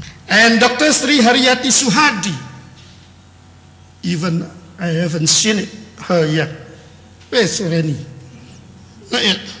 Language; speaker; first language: English; non-native, fluent; Indonesian